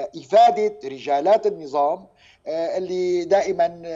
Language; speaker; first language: Arabic; native; Arabic